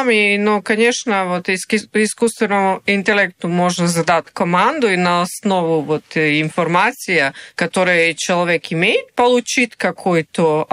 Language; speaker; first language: Russian; non-native, fluent; Serbian